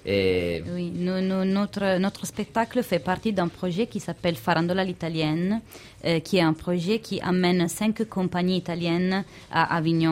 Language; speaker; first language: French; non-native, fluent; Italian